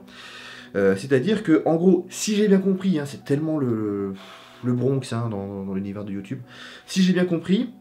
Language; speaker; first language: French; native; French